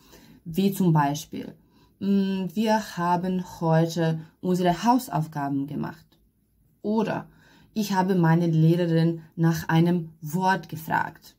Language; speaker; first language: German; non-native, fluent; Hungarian